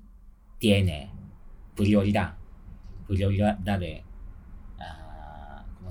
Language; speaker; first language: Spanish; non-native, learner; Japanese